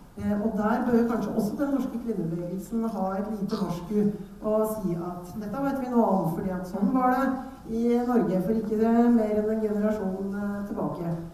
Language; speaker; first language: Norwegian; native; Norwegian